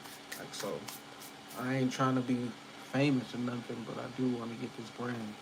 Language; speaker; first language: English; native; English